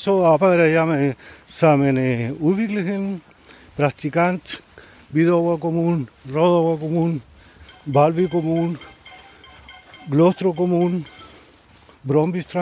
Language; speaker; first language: Danish; non-native, learner; Spanish